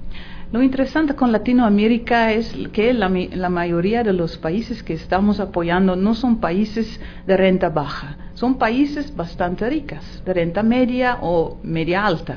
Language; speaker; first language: Spanish; non-native, fluent; Dutch